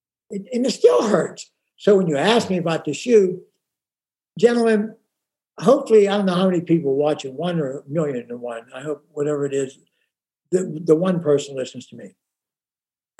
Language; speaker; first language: English; native; English